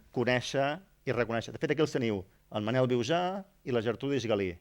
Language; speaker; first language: Catalan; native; Catalan